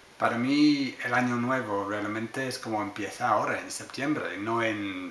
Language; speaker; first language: Spanish; non-native, fluent; English